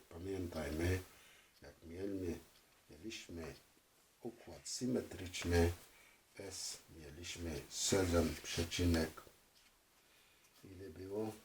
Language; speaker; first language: Polish; non-native, fluent; French